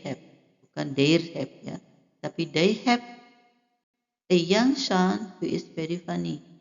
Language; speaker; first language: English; non-native, fluent; Indonesian